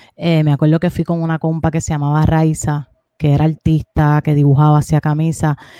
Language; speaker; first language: Spanish; native; Spanish